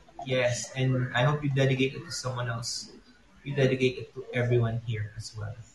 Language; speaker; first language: English; non-native, local second language; Filipino